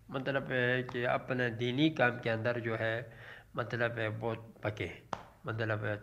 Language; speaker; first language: Urdu; non-native, local second language; Shina